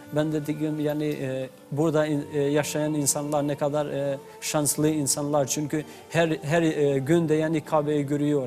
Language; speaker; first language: Turkish; non-native, learner; Albanian